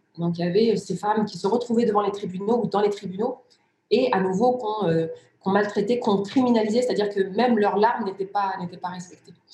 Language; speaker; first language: French; early bilingual, other home language; Riffian